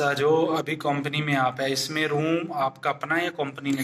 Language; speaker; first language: Hindi; native; Hindi